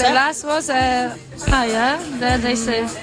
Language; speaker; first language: English; non-native, learner; German